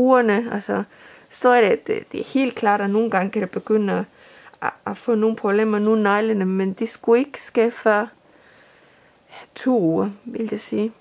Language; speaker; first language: Danish; non-native, fluent; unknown